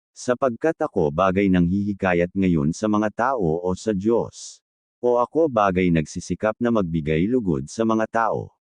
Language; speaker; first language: Filipino; non-native, local second language; Bikol